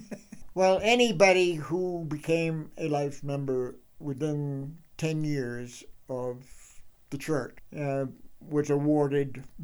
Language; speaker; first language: English; native; English